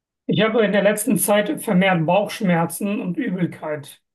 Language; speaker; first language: German; non-native, fluent; Turkish